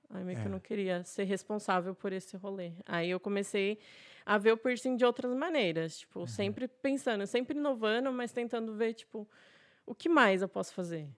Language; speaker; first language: Portuguese; native; Portuguese